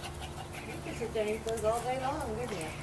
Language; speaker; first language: English; native; English